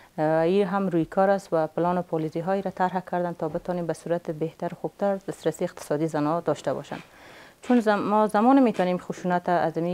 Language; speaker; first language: Persian; native; Persian